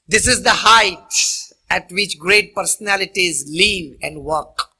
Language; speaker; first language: English; non-native, local second language; Gujarati